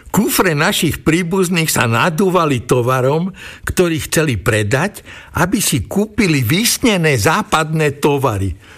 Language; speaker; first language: Slovak; native; Slovak